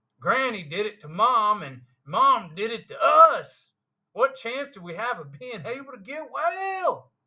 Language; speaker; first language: English; native; English